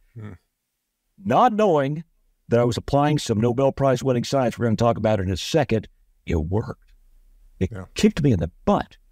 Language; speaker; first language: English; native; English